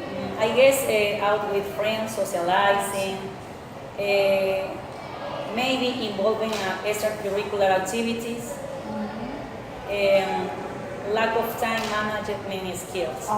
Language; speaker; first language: English; non-native, learner; Spanish